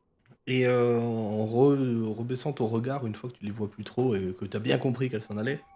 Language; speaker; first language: French; native; French